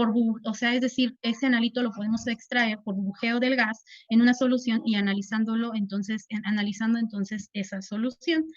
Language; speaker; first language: Spanish; native; Spanish